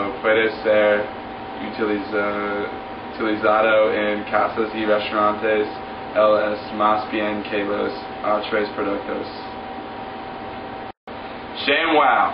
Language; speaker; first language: Spanish; non-native, learner; English